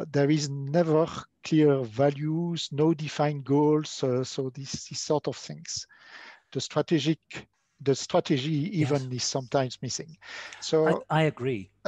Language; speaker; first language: English; non-native, fluent; French